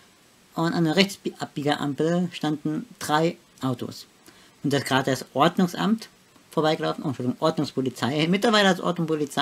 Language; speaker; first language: German; native; German